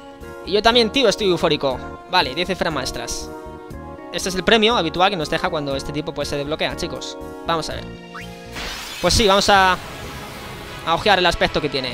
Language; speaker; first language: Spanish; native; Spanish